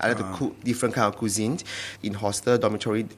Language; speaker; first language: English; non-native, local second language; Chinese